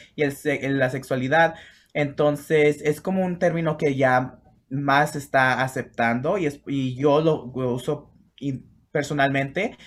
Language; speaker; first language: Spanish; early bilingual, heritage; Spanish